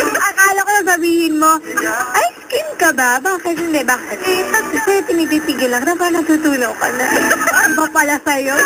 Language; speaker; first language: Filipino; non-native, local second language; Waray